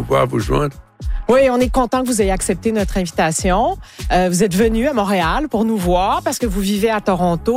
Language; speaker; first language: French; native; French